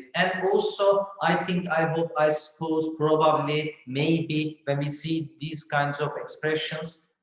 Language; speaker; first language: English; non-native, fluent; Turkish